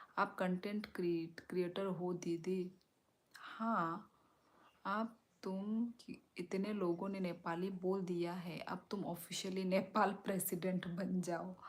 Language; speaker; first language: Hindi; non-native, local second language; Kok Borok